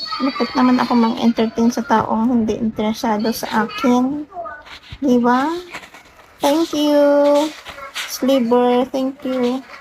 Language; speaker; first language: Filipino; non-native, local second language; Hiligaynon